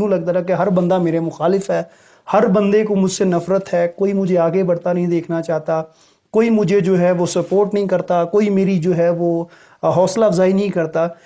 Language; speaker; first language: Urdu; non-native, local second language; Punjabi